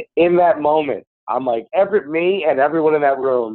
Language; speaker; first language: English; early bilingual, other home language; Spanish